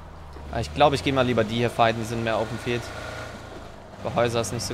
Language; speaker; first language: German; native; German